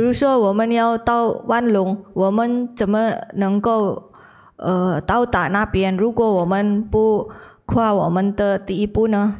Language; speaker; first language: Chinese; non-native, learner; Indonesian